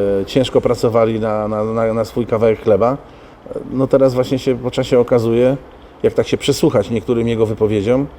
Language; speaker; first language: Polish; native; Polish